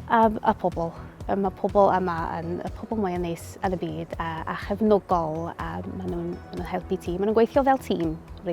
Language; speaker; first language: Welsh; non-native, fluent; English